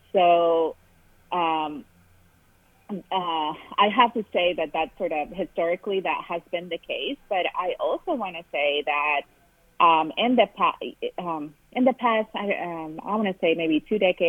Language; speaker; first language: English; non-native, fluent; Spanish